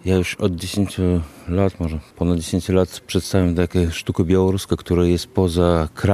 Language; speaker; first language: Polish; non-native, fluent; Belarusian